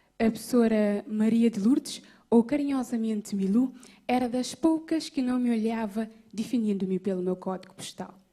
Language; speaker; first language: Portuguese; non-native, local second language; Kabuverdianu